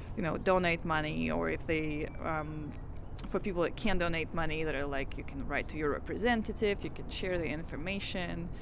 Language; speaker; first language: English; non-native, fluent; Russian